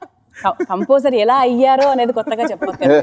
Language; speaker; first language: Telugu; native; Telugu